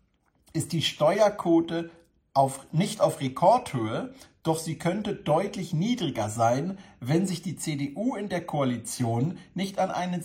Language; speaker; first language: German; native; German